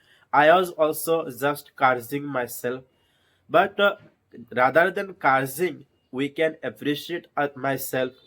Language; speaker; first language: English; non-native, learner; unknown